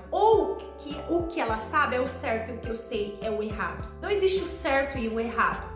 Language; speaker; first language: Portuguese; native; Portuguese